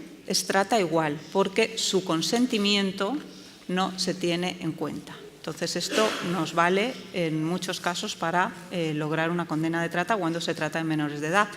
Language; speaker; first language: Spanish; native; Spanish